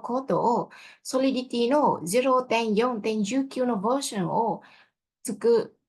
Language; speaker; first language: Japanese; non-native, fluent; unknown